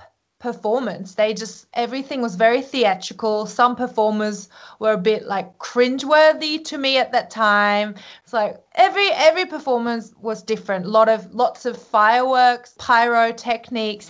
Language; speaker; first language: English; early bilingual, other home language; Korean